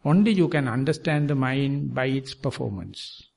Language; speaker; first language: English; non-native, local second language; Sinhala